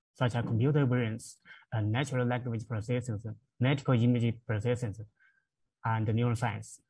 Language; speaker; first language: English; non-native, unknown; Chinese